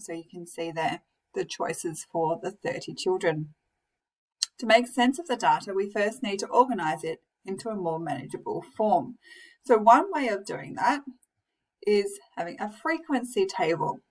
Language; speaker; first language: English; native; English